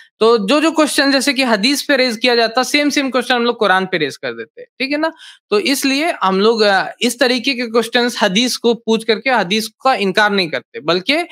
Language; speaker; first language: Hindi; native; Hindi